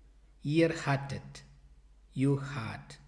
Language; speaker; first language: German; non-native, fluent; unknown